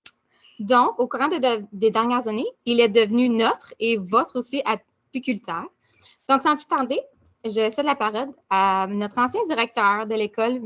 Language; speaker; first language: French; native; French